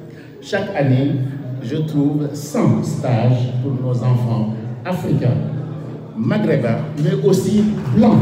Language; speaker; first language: French; non-native, local second language; Wolof